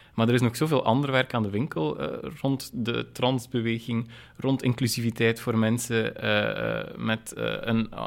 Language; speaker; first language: Dutch; native; Dutch